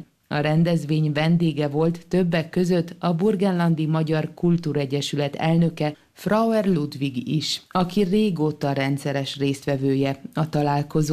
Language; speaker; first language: Hungarian; native; Hungarian